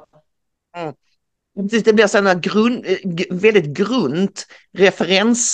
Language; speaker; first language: Swedish; native; Swedish